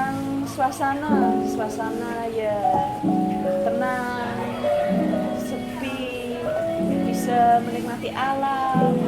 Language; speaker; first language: Indonesian; non-native, fluent; English